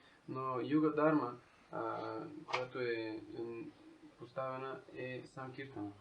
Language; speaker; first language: Bulgarian; native; Bulgarian